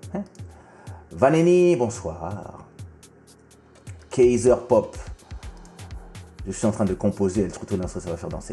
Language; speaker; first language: French; native; French